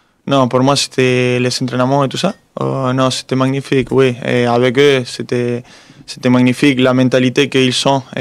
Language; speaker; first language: French; non-native, fluent; Spanish